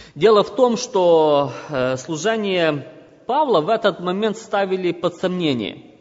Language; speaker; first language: Russian; non-native, local second language; Ukrainian